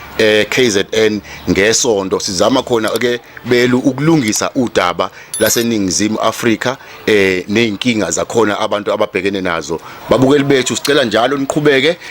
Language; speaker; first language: Zulu; native; Zulu